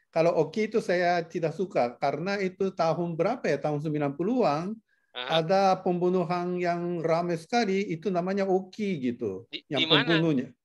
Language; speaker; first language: Indonesian; non-native, fluent; Japanese